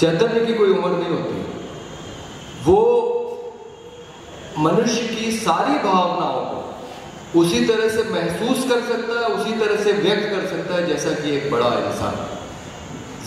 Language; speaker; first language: Hindi; native; Hindi